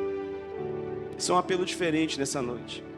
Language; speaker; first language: Portuguese; native; Portuguese